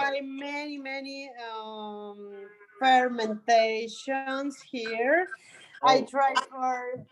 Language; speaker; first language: English; non-native, learner; Spanish